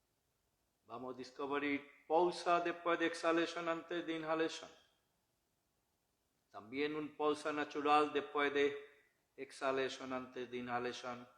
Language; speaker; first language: Spanish; non-native, learner; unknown